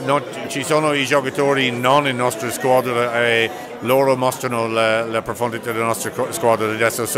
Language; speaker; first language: Italian; non-native, learner; English